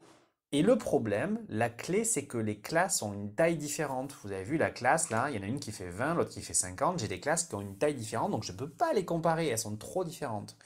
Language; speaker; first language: French; native; French